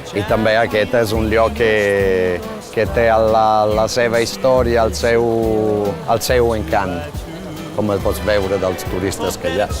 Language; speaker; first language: Catalan; non-native, fluent; Italian